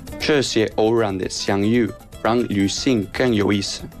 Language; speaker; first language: Chinese; non-native, learner; Spanish